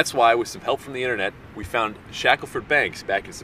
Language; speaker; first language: English; native; English